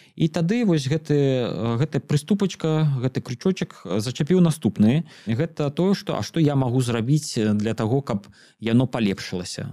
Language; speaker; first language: Belarusian; native; Belarusian